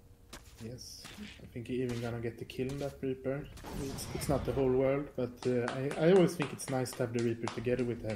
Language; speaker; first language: English; non-native, fluent; Swedish